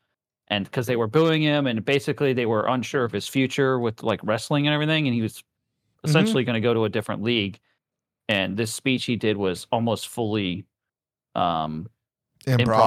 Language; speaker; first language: English; native; English